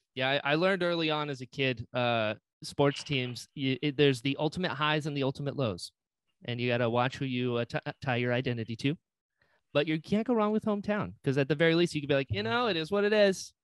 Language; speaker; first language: English; native; English